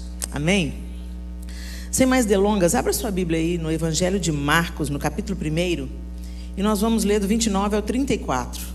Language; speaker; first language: Portuguese; native; Portuguese